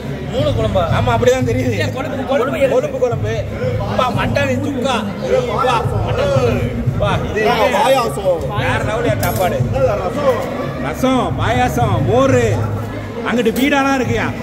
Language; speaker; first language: Tamil; native; Tamil